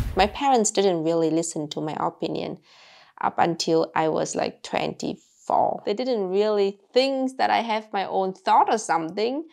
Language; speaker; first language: English; non-native, fluent; Vietnamese